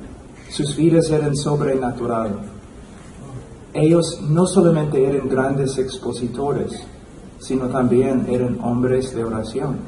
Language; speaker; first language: Spanish; non-native, fluent; English